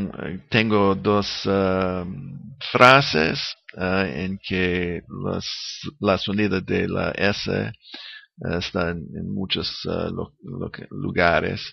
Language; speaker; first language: Spanish; non-native, learner; English